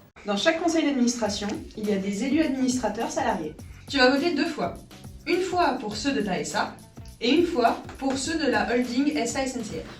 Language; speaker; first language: French; native; French